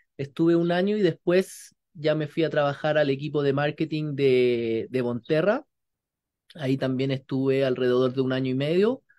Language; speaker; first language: Spanish; native; Spanish